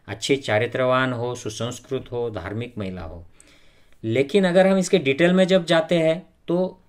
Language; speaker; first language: Hindi; non-native, local second language; Marathi